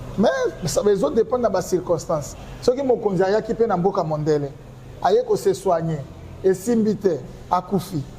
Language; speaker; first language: Lingala; non-native, local second language; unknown